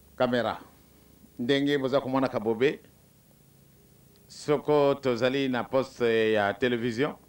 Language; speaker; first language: Lingala; non-native, local second language; Kongo